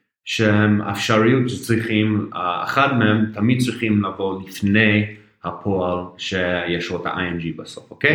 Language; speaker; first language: Hebrew; non-native, fluent; English